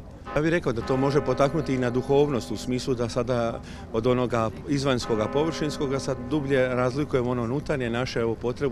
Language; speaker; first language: Croatian; native; Croatian